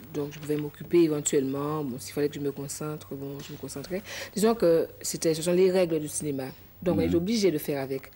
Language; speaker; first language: French; native; French